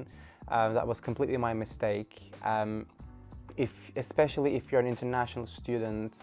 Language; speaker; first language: English; non-native, fluent; Turkish